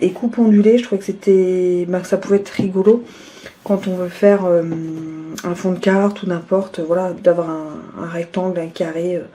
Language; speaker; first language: French; native; French